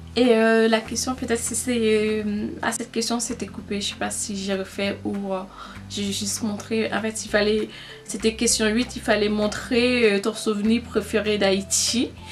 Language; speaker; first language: French; non-native, local second language; Haitian Creole